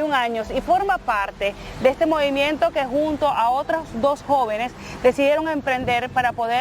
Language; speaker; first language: Spanish; native; Spanish